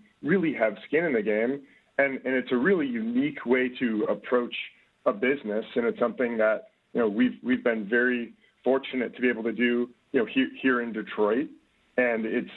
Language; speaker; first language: English; native; English